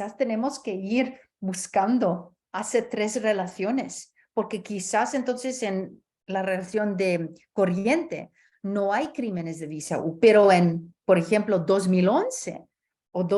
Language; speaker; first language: Spanish; early bilingual, heritage; Spanish